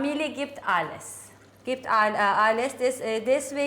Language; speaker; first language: German; non-native, learner; Turkish